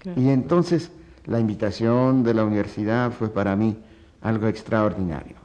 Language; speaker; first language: Spanish; early bilingual, other home language; Polish